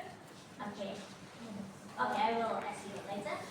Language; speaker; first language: English; non-native, learner; Indonesian